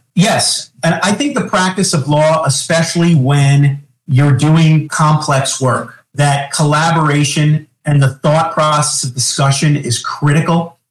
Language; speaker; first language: English; native; English